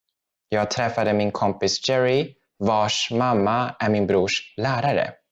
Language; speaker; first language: Swedish; non-native, fluent; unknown